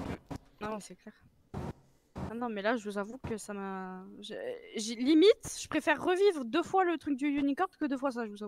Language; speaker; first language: French; native; French